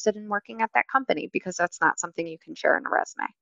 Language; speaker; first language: English; native; English